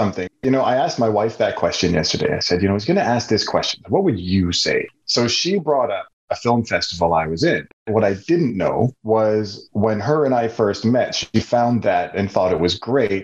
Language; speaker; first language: English; native; English